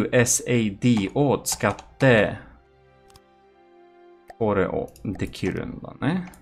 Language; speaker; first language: Japanese; non-native, learner; Swedish